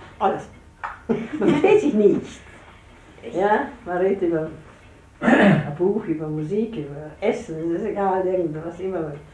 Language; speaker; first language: German; native; German